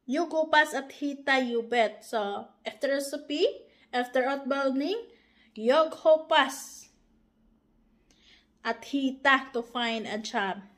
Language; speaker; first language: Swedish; non-native, learner; Filipino